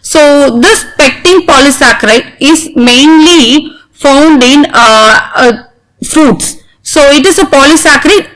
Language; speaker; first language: English; non-native, local second language; Tamil